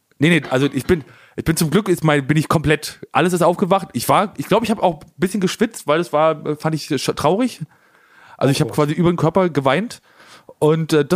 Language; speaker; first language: German; native; German